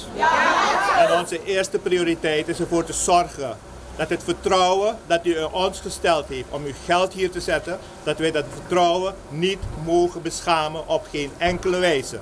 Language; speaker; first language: Dutch; native; Dutch